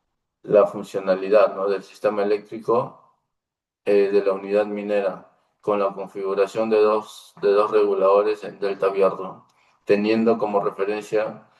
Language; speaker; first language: Spanish; native; Spanish